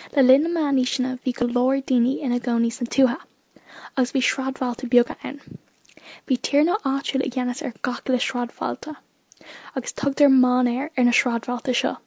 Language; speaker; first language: Irish; non-native, local second language; English